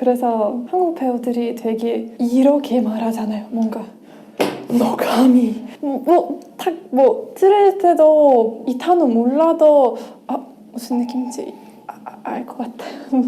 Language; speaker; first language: Korean; non-native, fluent; Russian